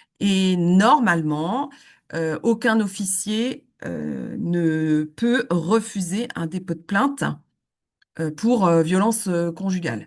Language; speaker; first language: French; native; French